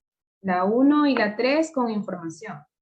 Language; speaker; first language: Spanish; native; Spanish